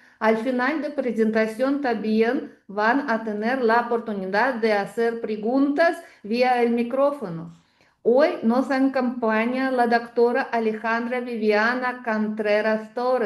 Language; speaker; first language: Spanish; non-native, fluent; Russian